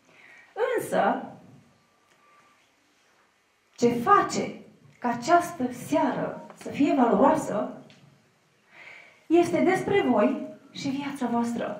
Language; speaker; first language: Romanian; native; Romanian